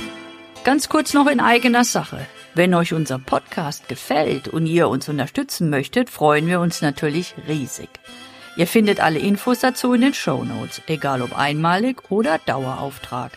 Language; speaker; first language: German; native; German